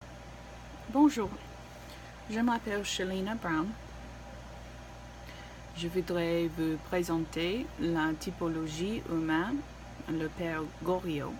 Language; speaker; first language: French; non-native, learner; English